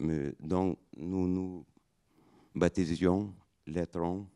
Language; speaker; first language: French; non-native, fluent; Lithuanian